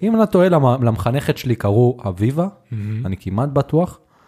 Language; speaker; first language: Hebrew; native; Hebrew